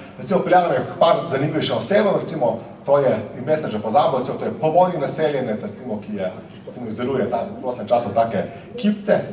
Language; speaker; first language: Slovenian; native; Slovenian